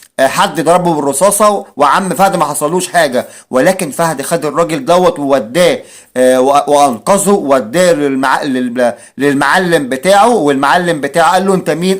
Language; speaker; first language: Arabic; native; Arabic